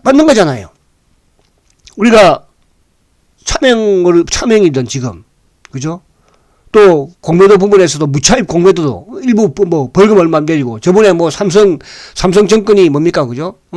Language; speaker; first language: Korean; native; Korean